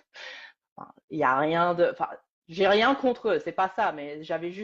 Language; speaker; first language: French; native; French